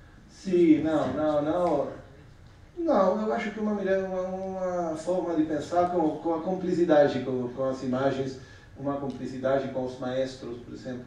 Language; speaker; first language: Portuguese; non-native, fluent; Spanish